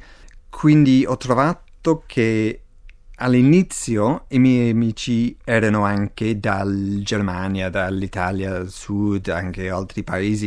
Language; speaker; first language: Italian; non-native, fluent; English